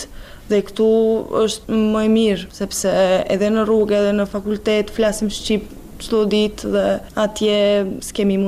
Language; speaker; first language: Albanian; non-native, fluent; Serbian